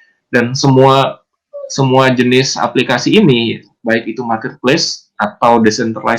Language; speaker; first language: Indonesian; native; Indonesian